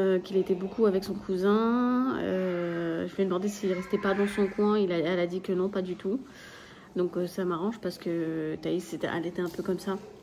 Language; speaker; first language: French; native; French